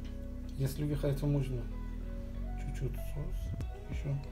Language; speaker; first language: Russian; non-native, fluent; Persian